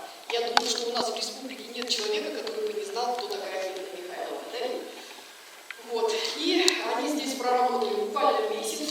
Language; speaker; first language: Russian; native; Russian